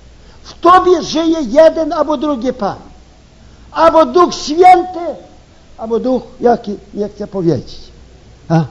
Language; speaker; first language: Polish; early bilingual, heritage; Ukrainian